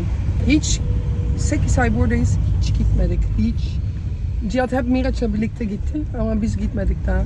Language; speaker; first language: Turkish; early bilingual, heritage; Dutch